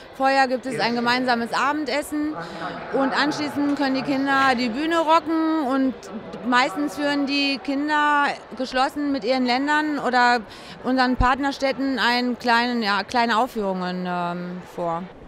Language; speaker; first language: German; native; German